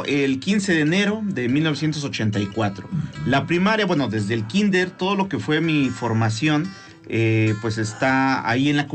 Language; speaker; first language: Spanish; native; Spanish